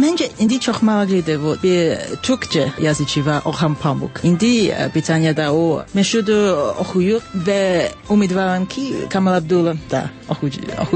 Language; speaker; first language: Azerbaijani; non-native, learner; English